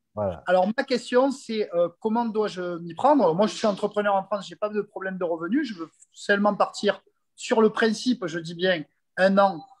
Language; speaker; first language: French; native; French